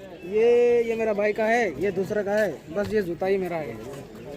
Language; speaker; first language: Hindi; non-native, local second language; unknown